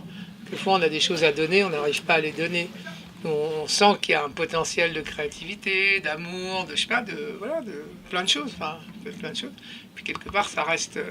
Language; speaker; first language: French; native; French